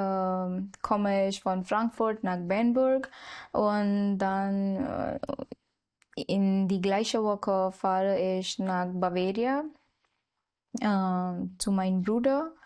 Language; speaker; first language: German; non-native, learner; Marathi